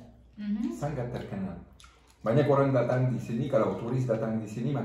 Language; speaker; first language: Indonesian; non-native, learner; French